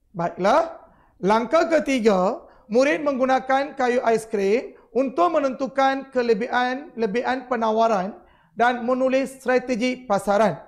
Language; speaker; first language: Malay; non-native, local second language; Tamil